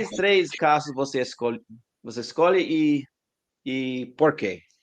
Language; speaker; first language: Portuguese; non-native, learner; English